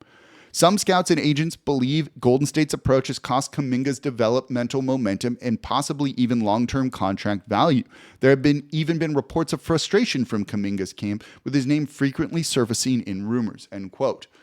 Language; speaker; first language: English; native; English